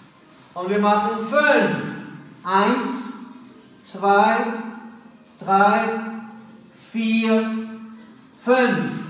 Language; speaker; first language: German; native; German